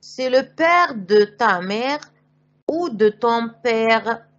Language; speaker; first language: French; non-native, fluent; Arabic